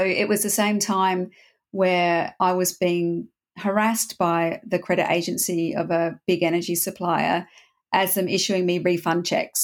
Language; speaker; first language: English; native; English